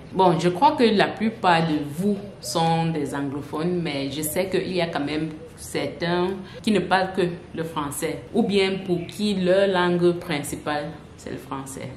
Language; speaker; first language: French; non-native, local second language; English